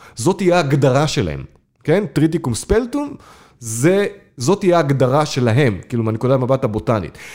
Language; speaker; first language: Hebrew; native; Hebrew